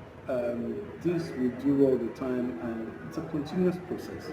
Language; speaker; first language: English; non-native, local second language; Yoruba